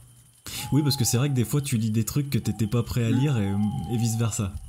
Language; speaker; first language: French; native; French